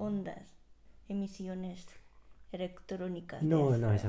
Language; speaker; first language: Spanish; non-native, fluent; Japanese